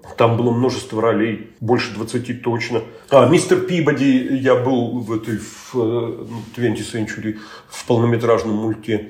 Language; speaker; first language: Russian; native; Russian